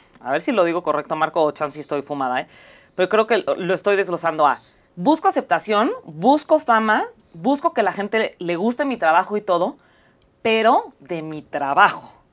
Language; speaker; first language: Spanish; native; Spanish